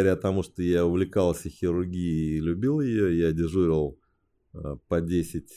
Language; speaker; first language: Russian; early bilingual, other home language; Chinese